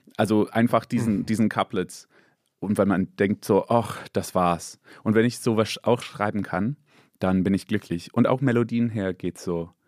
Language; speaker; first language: German; non-native, fluent; English